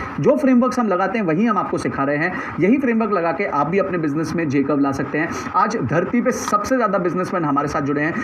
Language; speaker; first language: Hindi; native; Hindi